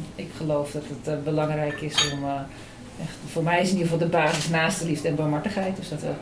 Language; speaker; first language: Dutch; native; Dutch